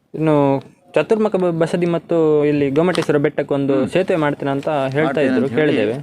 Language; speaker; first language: Kannada; non-native, local second language; Tulu